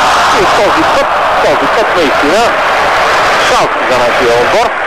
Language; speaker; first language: Bulgarian; native; Bulgarian